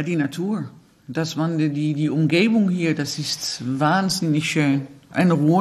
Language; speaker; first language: German; non-native, learner; Dutch